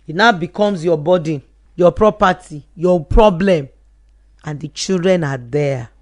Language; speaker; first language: English; non-native, local second language; Yoruba